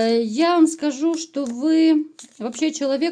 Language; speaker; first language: Russian; native; Russian